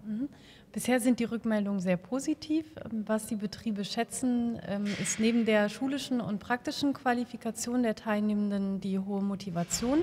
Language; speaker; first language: German; native; German